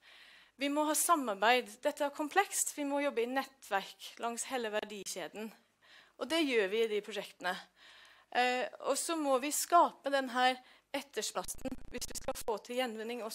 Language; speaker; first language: Norwegian; non-native, fluent; English